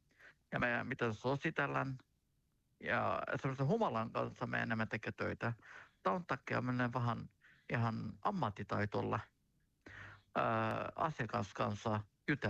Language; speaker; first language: Finnish; non-native, learner; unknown